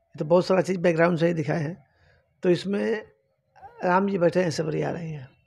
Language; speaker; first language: Hindi; native; Hindi